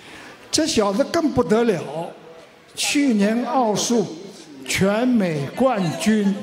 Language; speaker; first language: Chinese; native; Chinese